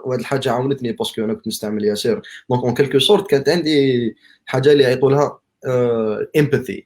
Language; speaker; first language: Arabic; native; Arabic